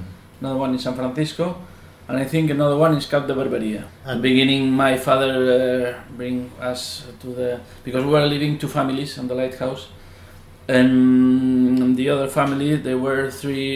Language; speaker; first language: English; non-native, learner; Spanish